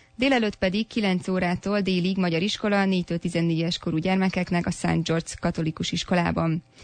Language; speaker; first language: Hungarian; native; Hungarian